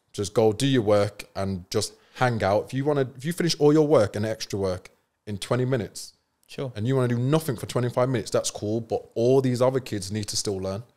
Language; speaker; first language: English; native; English